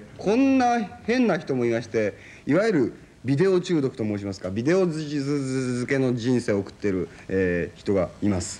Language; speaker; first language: Japanese; native; Japanese